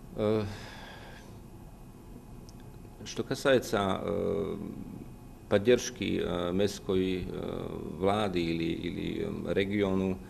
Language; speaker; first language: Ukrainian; non-native, learner; Slovak